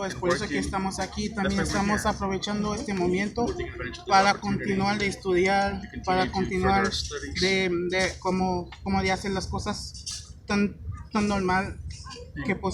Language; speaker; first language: Spanish; non-native, fluent; Haitian Creole